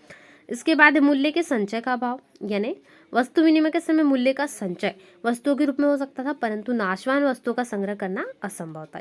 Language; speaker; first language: Hindi; native; Hindi